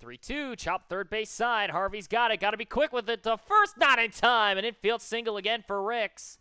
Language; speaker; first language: English; native; English